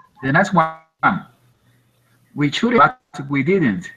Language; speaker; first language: English; non-native, learner; Spanish